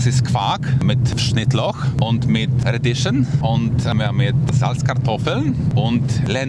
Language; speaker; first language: German; non-native, fluent; Polish